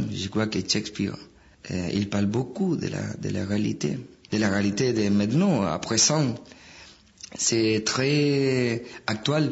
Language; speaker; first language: French; non-native, fluent; Spanish